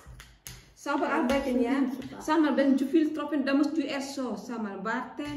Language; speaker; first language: German; non-native, learner; Indonesian